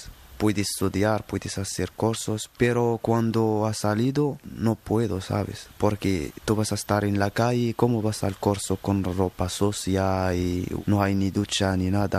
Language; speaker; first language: Spanish; non-native, learner; Arabic